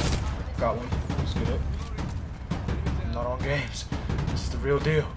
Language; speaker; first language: English; native; English